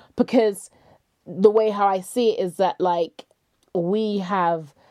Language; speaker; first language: English; native; English